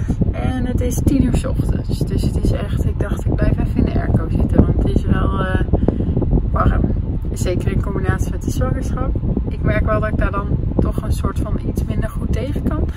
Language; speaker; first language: Dutch; native; Dutch